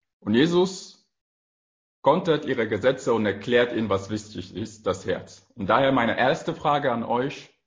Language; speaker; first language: German; non-native, fluent; French